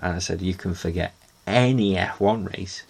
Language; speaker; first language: English; native; English